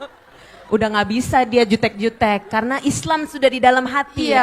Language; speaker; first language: Indonesian; native; Indonesian